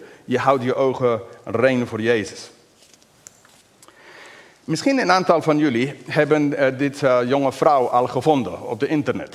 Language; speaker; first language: Dutch; non-native, fluent; English